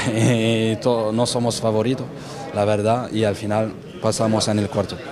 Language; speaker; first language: Spanish; non-native, learner; French